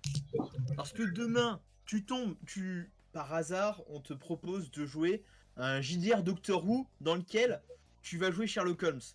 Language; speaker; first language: French; native; French